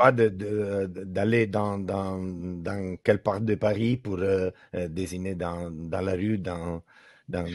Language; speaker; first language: French; non-native, learner; Italian